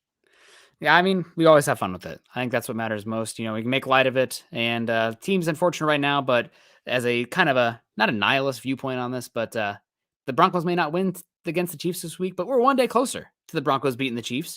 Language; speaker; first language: English; native; English